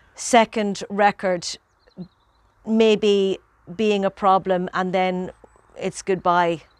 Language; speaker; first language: English; native; English